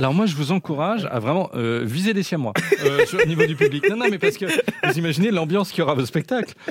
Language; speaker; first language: French; native; French